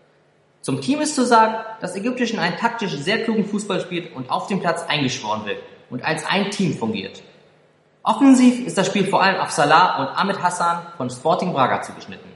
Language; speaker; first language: German; native; German